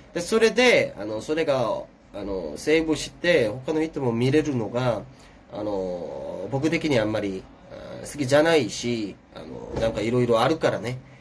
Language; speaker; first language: Japanese; non-native, fluent; Korean